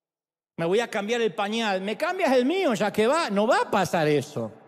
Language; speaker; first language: Spanish; native; Spanish